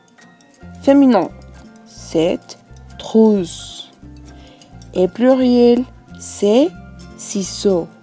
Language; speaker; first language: French; non-native, fluent; Spanish